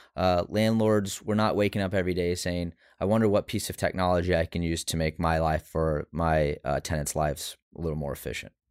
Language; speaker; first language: English; native; English